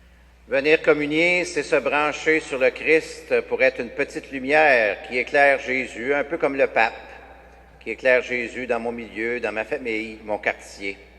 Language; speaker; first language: French; native; French